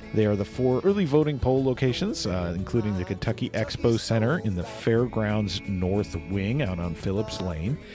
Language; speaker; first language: English; native; English